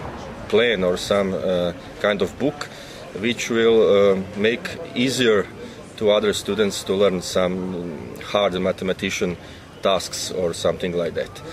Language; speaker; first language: English; non-native, learner; Croatian